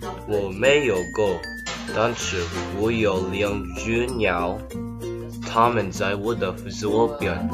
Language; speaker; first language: Chinese; non-native, learner; English